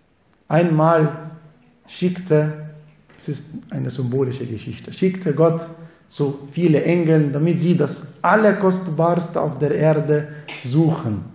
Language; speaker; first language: German; non-native, fluent; Arabic